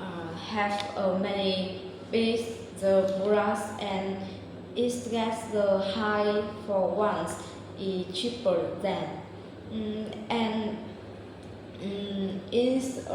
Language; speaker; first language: English; non-native, learner; Vietnamese